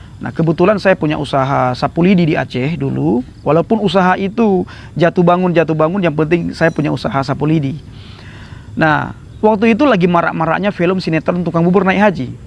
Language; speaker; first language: Indonesian; non-native, local second language; Achinese